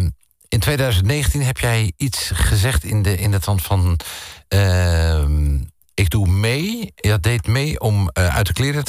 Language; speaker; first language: Dutch; native; Dutch